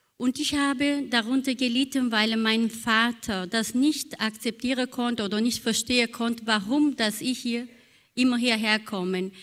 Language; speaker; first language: German; non-native, fluent; Portuguese